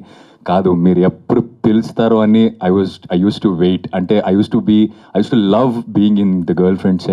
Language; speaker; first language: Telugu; non-native, fluent; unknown